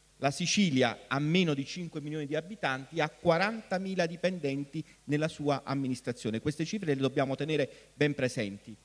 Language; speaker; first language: Italian; native; Italian